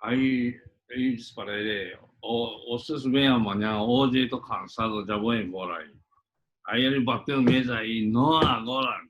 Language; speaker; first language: Portuguese; early bilingual, other home language; Japanese